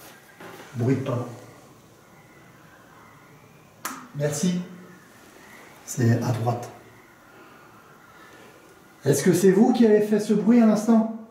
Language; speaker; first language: French; native; French